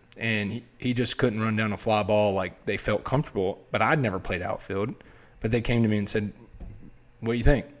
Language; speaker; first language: English; native; English